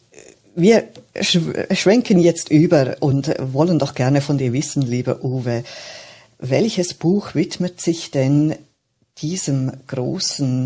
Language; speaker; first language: German; native; German